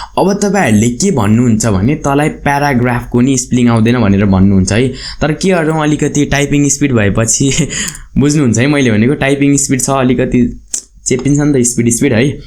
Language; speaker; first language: Nepali; non-native, local second language; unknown